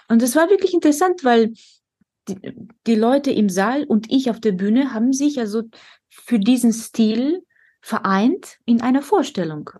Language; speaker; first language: German; non-native, fluent; Russian